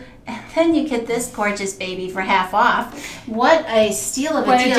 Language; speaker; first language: English; native; English